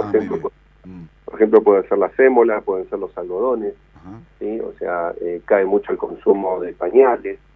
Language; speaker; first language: Spanish; native; Spanish